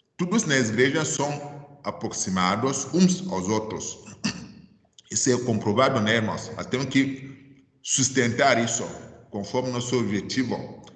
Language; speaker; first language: Portuguese; non-native, fluent; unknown